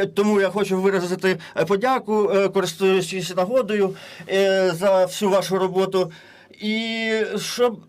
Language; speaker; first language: Ukrainian; non-native, learner; German